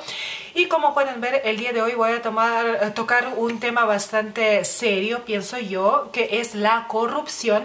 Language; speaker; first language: Spanish; non-native, fluent; Lithuanian